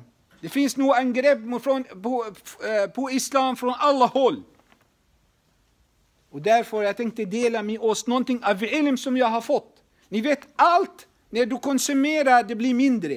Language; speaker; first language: Swedish; non-native, fluent; Arabic